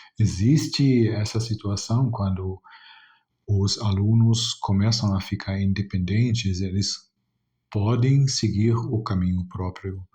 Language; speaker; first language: Portuguese; non-native, fluent; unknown